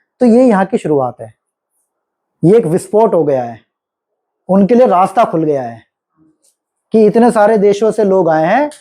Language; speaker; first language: Hindi; native; Hindi